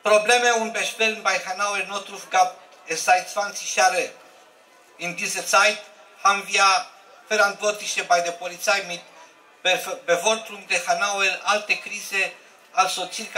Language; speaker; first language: German; non-native, learner; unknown